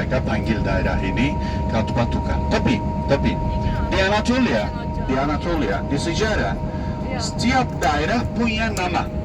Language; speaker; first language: Indonesian; non-native, fluent; Turkish